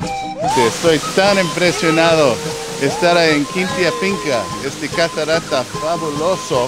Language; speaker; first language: Spanish; non-native, fluent; English